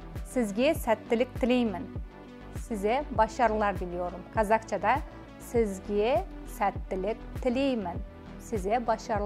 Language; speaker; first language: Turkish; non-native, fluent; Kazakh